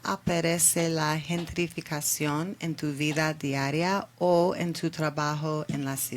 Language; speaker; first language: Spanish; non-native, learner; English